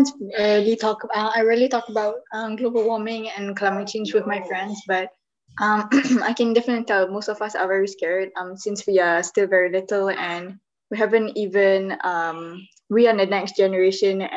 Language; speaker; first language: English; non-native, local second language; Malay